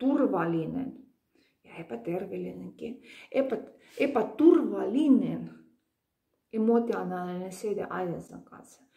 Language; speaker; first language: Finnish; non-native, fluent; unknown